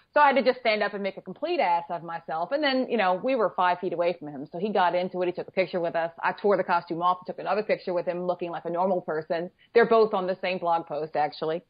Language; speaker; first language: English; native; English